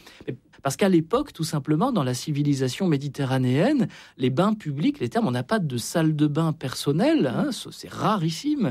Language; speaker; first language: French; native; French